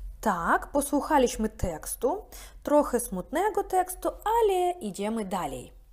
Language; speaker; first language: Polish; non-native, learner; Russian